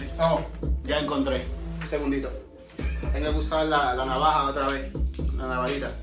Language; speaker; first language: Spanish; early bilingual, heritage; Spanish